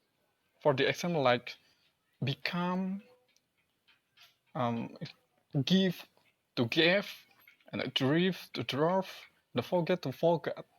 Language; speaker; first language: English; non-native, learner; Indonesian